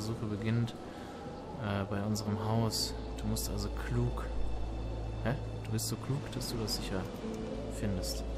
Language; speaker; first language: German; native; German